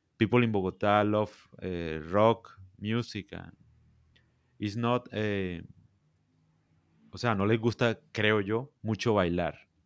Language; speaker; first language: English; non-native, learner; Spanish